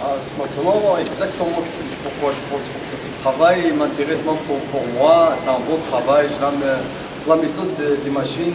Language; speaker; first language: French; non-native, learner; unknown